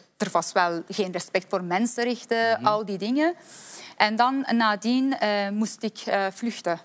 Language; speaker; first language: Dutch; non-native, fluent; Persian